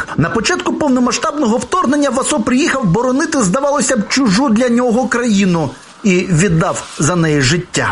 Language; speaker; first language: Ukrainian; native; Ukrainian